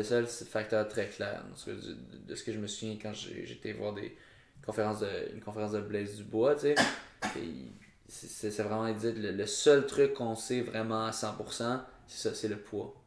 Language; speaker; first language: French; native; French